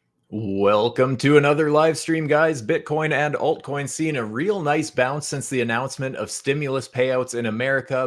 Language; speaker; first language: English; native; English